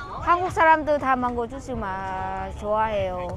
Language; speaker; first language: Korean; non-native, learner; Vietnamese